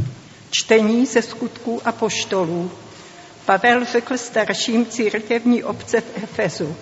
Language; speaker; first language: Czech; native; Czech